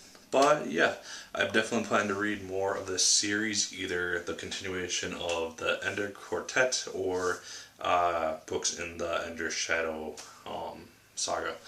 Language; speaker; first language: English; native; English